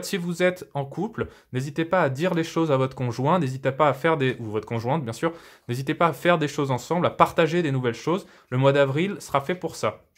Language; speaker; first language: French; native; French